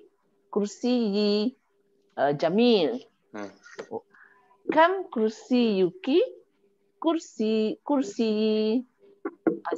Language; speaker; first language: Arabic; non-native, learner; Malay